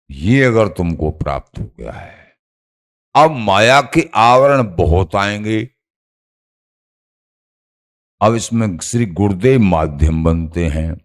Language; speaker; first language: Hindi; native; Hindi